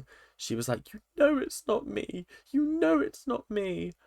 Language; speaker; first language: English; native; English